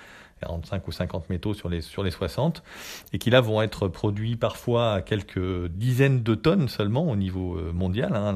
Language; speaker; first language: French; native; French